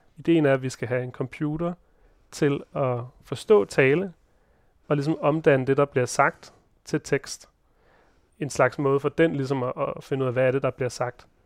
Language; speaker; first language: Danish; native; Danish